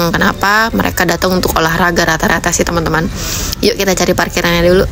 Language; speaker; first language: Indonesian; native; Indonesian